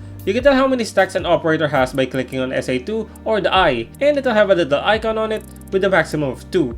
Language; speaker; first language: English; native; English